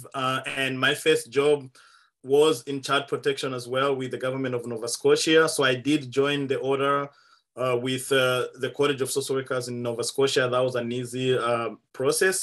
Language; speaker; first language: English; non-native, local second language; Kinyarwanda